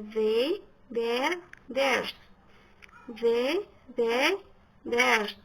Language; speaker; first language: English; non-native, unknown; Indonesian